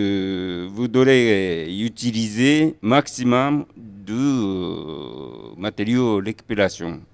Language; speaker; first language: French; non-native, learner; Japanese